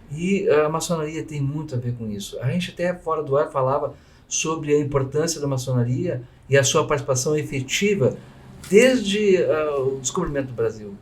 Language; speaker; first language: Portuguese; native; Portuguese